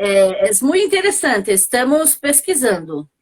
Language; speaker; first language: Spanish; non-native, learner; Portuguese